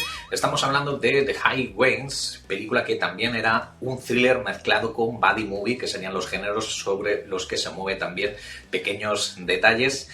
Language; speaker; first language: Spanish; native; Spanish